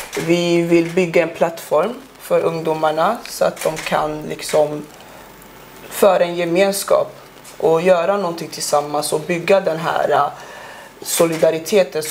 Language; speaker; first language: Swedish; early bilingual, other home language; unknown